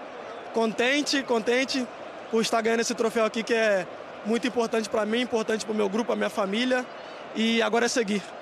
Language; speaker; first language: Portuguese; non-native, fluent; Spanish